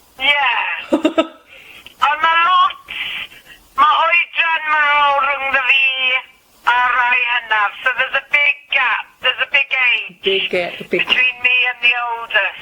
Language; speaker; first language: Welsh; non-native, local second language; English